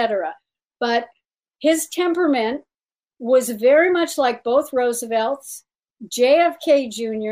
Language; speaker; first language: English; native; English